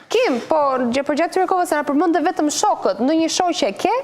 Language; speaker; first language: Albanian; native; Albanian